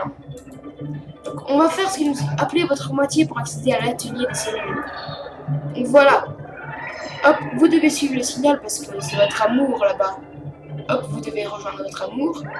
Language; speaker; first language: French; native; French